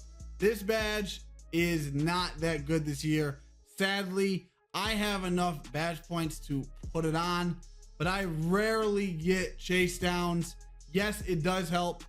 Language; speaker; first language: English; native; English